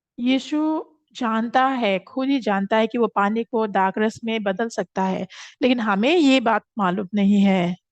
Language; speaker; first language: Hindi; non-native, fluent; Korean